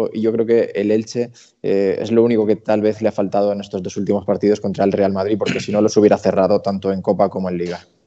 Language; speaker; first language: Spanish; native; Spanish